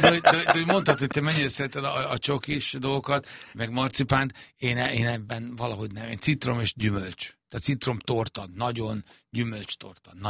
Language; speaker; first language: Hungarian; native; Hungarian